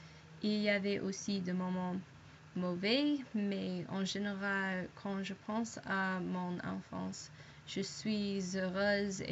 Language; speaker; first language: French; non-native, learner; English